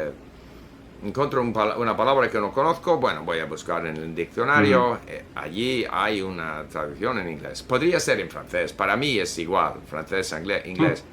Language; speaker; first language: Spanish; non-native, fluent; Swedish